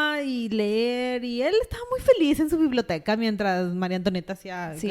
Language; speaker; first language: Spanish; native; Spanish